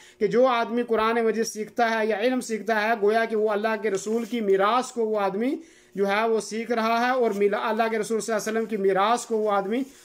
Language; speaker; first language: Urdu; non-native, local second language; Gujari